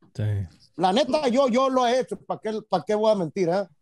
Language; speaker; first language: Spanish; early bilingual, heritage; Spanish